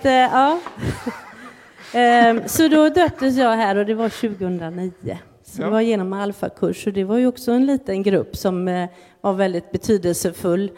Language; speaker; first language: Swedish; native; Swedish